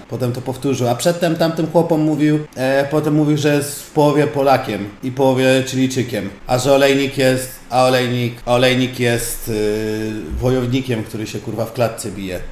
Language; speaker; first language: Polish; native; Polish